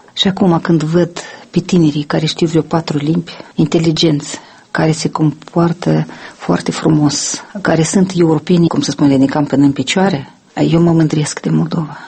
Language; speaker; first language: Romanian; non-native, local second language; Russian